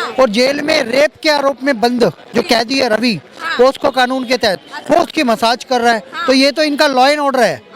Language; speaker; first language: Hindi; native; Hindi